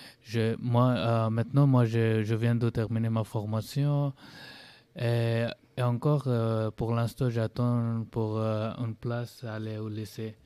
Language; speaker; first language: French; non-native, learner; Bangla